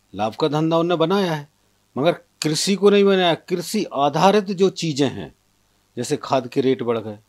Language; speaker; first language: Hindi; native; Hindi